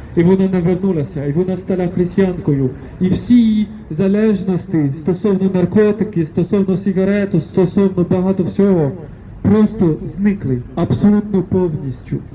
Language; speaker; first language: Ukrainian; non-native, fluent; French